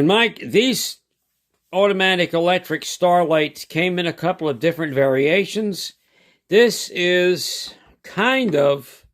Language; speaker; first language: English; native; English